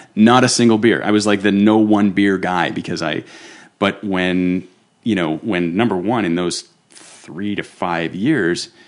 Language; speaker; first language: English; native; English